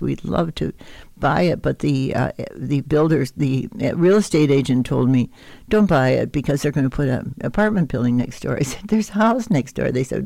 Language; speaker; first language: English; native; English